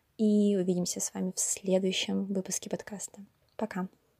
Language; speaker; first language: Russian; native; Russian